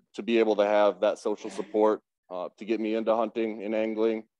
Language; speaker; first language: English; native; English